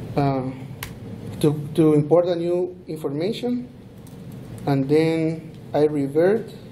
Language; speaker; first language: English; non-native, fluent; Spanish